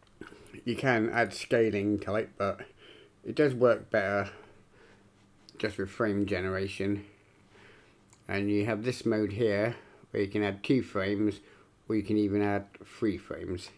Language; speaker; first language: English; native; English